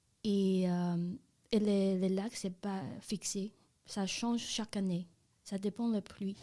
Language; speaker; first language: French; non-native, learner; Chinese